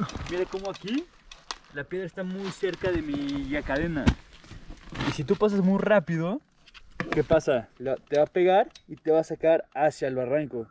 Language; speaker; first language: Spanish; native; Spanish